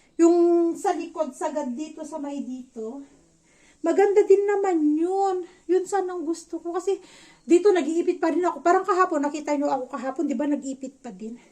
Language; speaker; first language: Filipino; non-native, local second language; Iloko